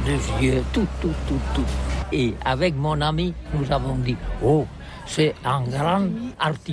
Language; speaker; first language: French; non-native, learner; Catalan